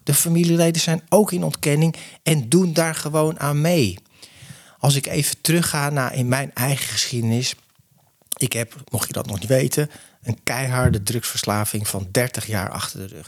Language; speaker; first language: Dutch; native; Dutch